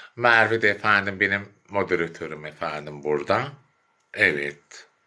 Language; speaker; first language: Turkish; native; Turkish